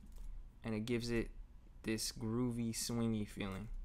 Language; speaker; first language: English; native; English